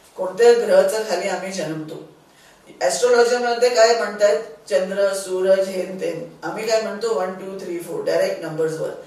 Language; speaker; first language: Marathi; non-native, local second language; Sindhi